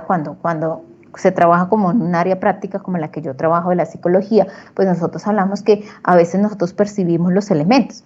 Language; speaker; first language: Spanish; native; Spanish